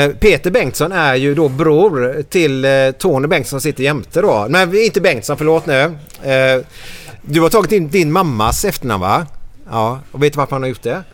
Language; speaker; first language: Swedish; native; Swedish